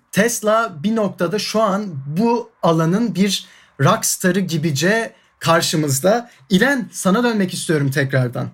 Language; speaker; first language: Turkish; native; Turkish